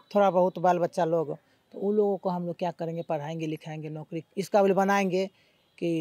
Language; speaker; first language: Hindi; native; Hindi